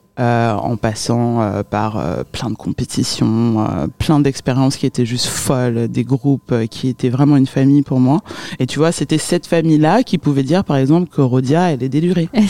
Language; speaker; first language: French; early bilingual, other home language; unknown